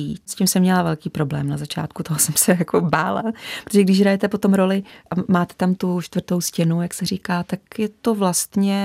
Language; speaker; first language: Czech; native; Czech